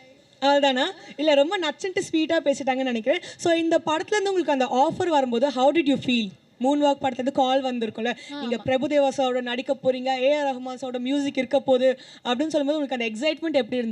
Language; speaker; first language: Tamil; native; Tamil